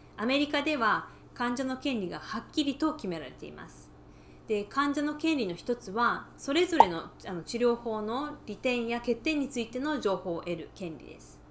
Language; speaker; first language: Japanese; native; Japanese